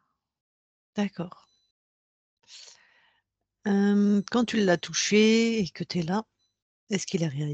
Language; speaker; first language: French; native; French